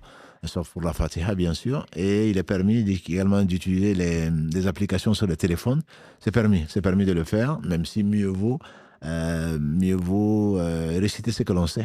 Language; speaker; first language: French; native; French